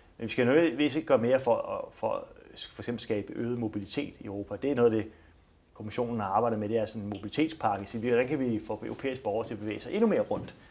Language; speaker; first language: Danish; native; Danish